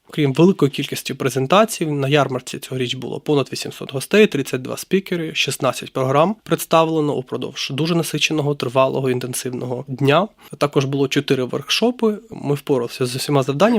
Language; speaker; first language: Ukrainian; native; Ukrainian